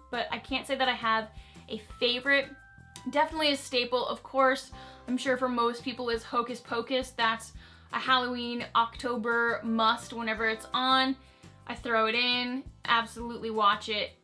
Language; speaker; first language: English; native; English